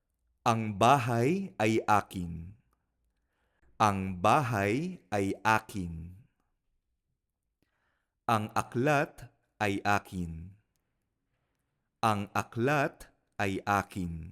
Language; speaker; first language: Filipino; non-native, fluent; Spanish